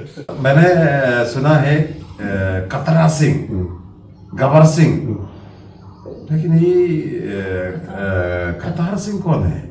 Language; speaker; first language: Hindi; non-native, local second language; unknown